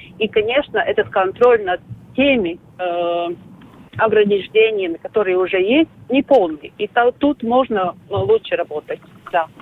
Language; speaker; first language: Russian; non-native, local second language; Latvian